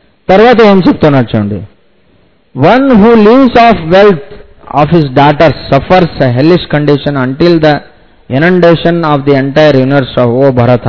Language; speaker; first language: Telugu; non-native, fluent; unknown